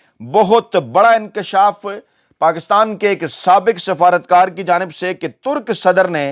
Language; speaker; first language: Urdu; native; Urdu